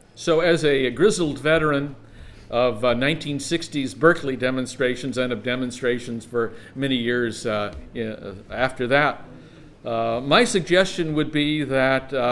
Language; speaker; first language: English; native; English